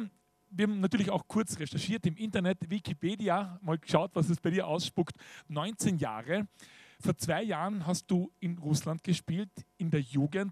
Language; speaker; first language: German; native; German